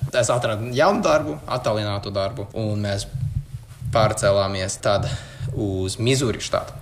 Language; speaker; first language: Latvian; non-native, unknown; English